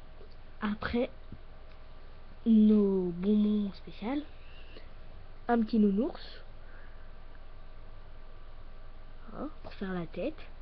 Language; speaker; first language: French; native; French